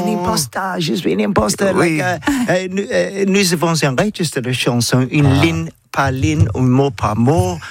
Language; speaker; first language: French; non-native, learner; English